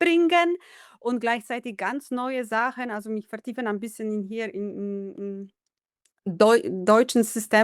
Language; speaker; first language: German; non-native, fluent; Polish